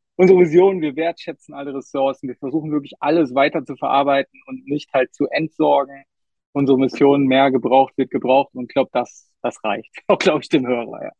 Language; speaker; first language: German; native; German